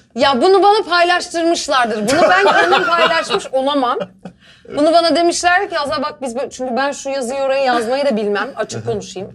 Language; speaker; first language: Turkish; native; Turkish